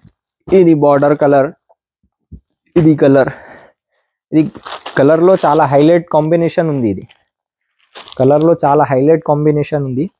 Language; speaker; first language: Telugu; non-native, local second language; Urdu